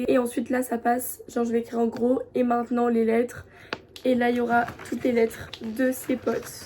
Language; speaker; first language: French; native; French